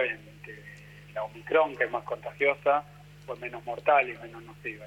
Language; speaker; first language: Spanish; native; Spanish